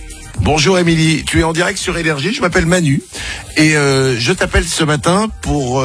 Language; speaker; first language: French; native; French